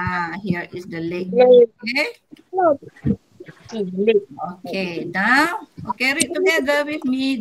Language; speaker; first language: English; non-native, learner; Malay